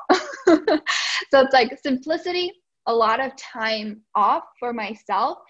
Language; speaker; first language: English; non-native, fluent; Czech